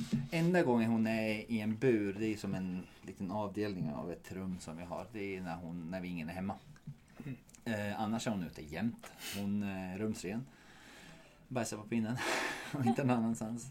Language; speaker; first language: Swedish; non-native, fluent; Bosnian